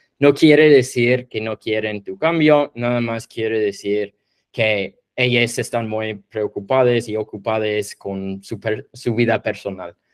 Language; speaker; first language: Spanish; non-native, fluent; English